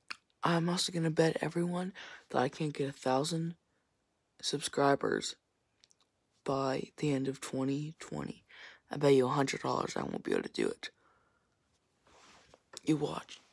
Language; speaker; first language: English; native; English